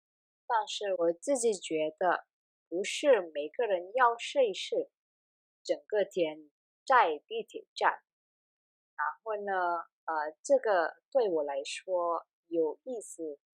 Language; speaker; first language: Chinese; non-native, learner; Indonesian